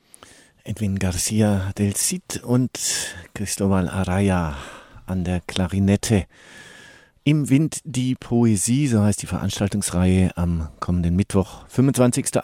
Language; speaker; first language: German; native; German